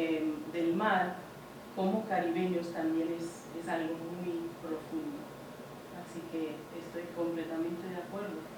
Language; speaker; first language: Spanish; non-native, fluent; English